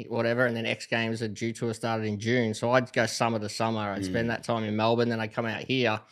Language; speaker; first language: English; native; English